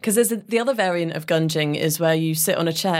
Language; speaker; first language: English; native; English